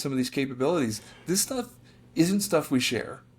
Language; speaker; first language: English; native; English